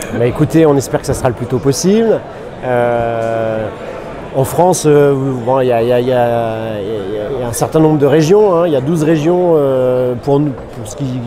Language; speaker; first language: French; native; French